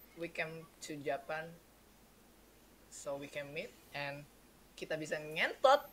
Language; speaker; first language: English; non-native, learner; Indonesian